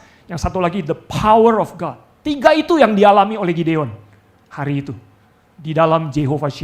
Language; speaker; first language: Indonesian; native; Indonesian